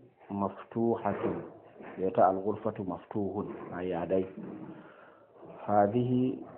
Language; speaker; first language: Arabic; non-native, fluent; Fula